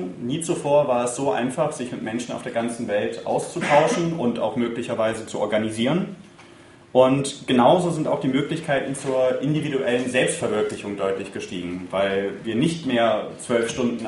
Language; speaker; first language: German; native; German